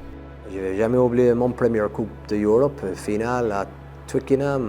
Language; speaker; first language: French; non-native, fluent; English